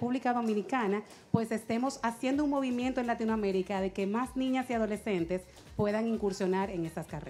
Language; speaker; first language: Spanish; native; Spanish